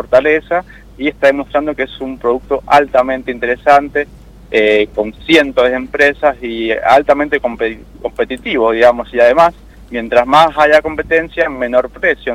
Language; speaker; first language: Spanish; native; Spanish